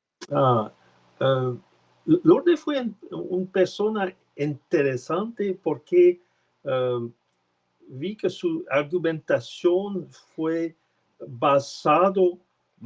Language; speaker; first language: Spanish; non-native, learner; French